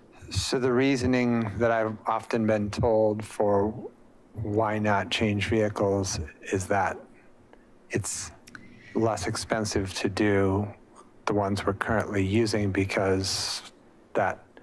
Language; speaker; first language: English; native; English